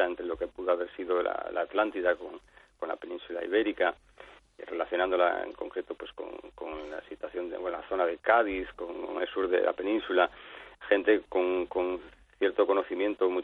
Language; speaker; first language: Spanish; native; Spanish